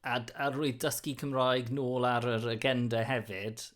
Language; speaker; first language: Welsh; non-native, local second language; English